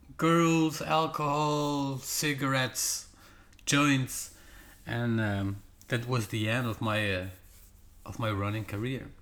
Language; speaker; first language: English; non-native, fluent; Portuguese